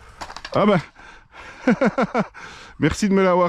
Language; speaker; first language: French; native; French